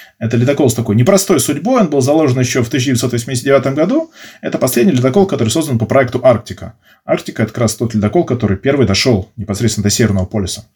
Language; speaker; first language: Russian; native; Russian